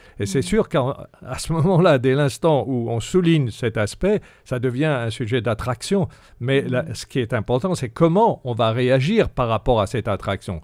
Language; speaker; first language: French; native; French